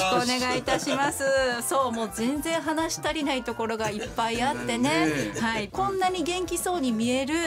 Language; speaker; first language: Japanese; native; Japanese